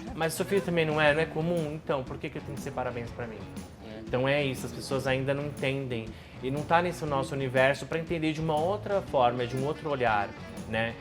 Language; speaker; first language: Portuguese; non-native, local second language; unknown